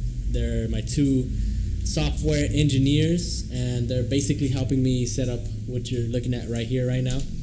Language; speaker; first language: English; native; English